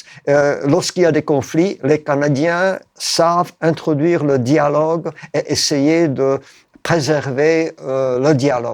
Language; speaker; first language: French; non-native, fluent; Czech